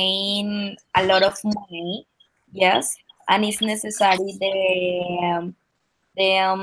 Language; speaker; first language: English; non-native, learner; Spanish